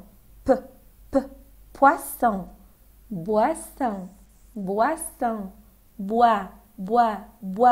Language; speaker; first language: French; non-native, fluent; Arabic